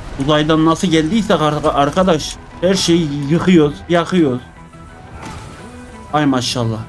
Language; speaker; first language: Turkish; native; Turkish